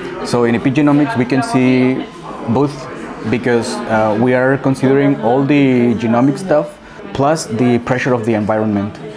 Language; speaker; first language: English; non-native, fluent; Spanish